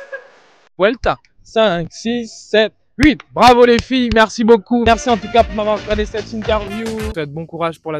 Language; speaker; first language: French; native; French